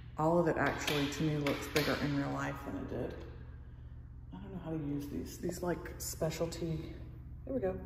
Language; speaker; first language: English; native; English